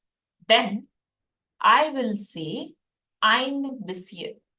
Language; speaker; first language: German; non-native, fluent; Hindi